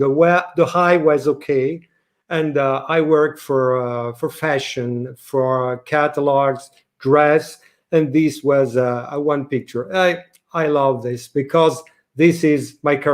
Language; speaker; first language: English; non-native, learner; French